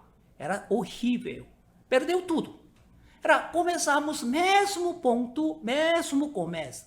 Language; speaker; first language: Portuguese; non-native, learner; Korean